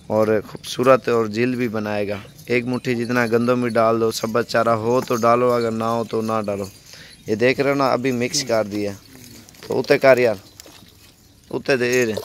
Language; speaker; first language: Urdu; native; Urdu